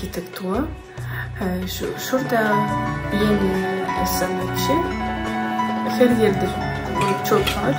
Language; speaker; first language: Turkish; non-native, learner; Ukrainian